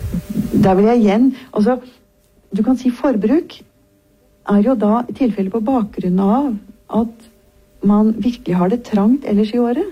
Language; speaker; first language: Norwegian; native; Norwegian